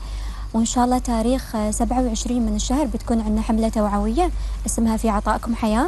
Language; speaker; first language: Arabic; native; Arabic